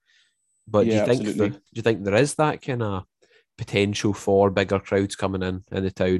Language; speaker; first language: English; native; English